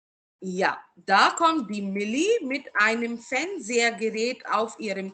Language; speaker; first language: German; non-native, fluent; Marathi